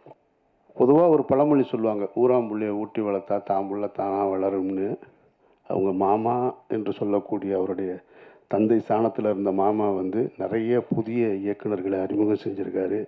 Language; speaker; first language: Tamil; native; Tamil